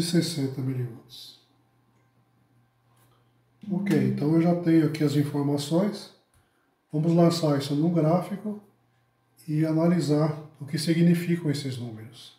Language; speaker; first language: Portuguese; native; Portuguese